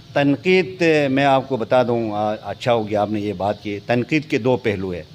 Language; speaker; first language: Urdu; non-native, local second language; Balti